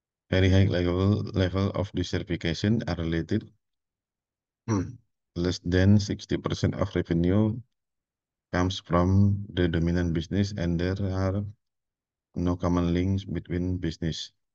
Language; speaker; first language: English; non-native, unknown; Indonesian